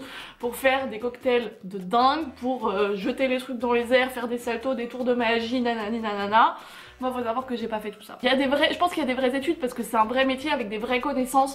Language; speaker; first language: French; native; French